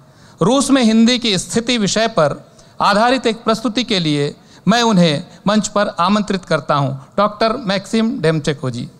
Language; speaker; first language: Hindi; native; Hindi